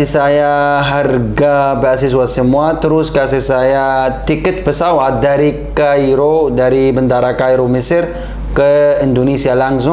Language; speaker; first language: Indonesian; non-native, learner; Arabic